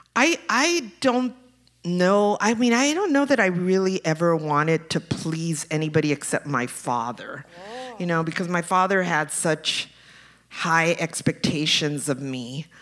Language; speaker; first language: English; early bilingual, other home language; Spanish